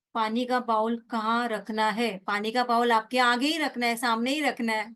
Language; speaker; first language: Hindi; non-native, local second language; Marathi